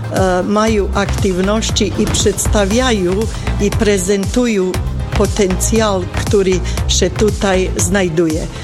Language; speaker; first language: Polish; non-native, fluent; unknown